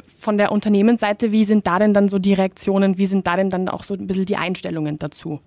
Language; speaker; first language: German; native; German